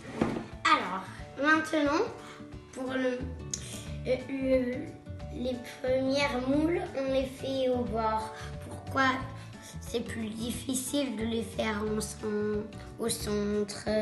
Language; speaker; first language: French; early bilingual, heritage; French